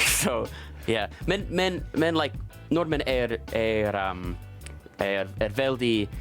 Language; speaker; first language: Norwegian; non-native, learner; English